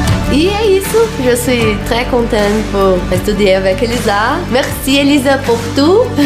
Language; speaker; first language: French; non-native, learner; Portuguese